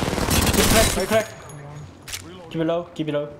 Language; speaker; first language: English; non-native, learner; Korean